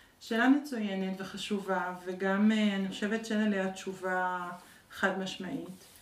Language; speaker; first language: Hebrew; early bilingual, other home language; French